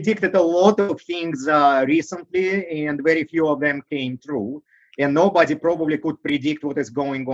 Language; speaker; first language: English; non-native, fluent; Russian